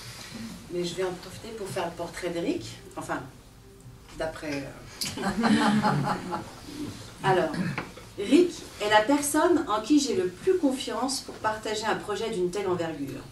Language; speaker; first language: French; native; French